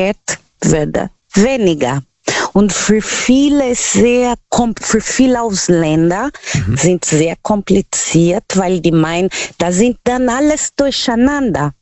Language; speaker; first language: German; non-native, learner; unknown